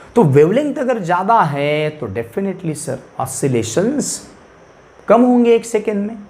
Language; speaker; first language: Hindi; non-native, local second language; Marathi